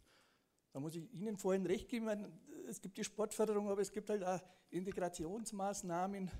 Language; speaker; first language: German; native; German